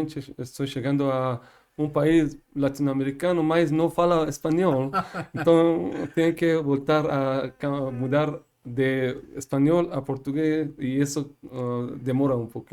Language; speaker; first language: Portuguese; non-native, learner; Persian